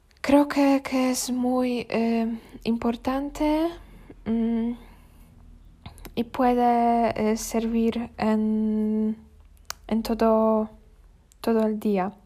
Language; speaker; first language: Spanish; non-native, learner; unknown